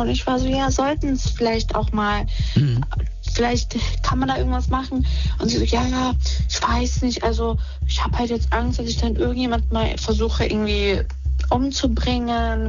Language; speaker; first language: German; native; German